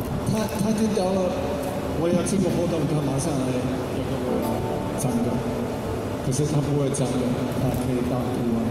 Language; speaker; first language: Chinese; non-native, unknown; German